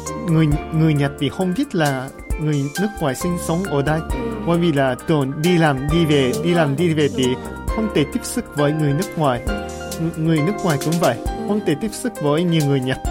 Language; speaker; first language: Vietnamese; non-native, learner; Japanese